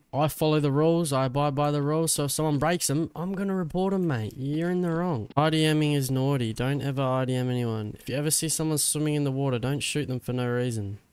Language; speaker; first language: English; native; English